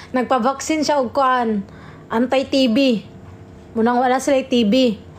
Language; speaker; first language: Filipino; non-native, local second language; Cebuano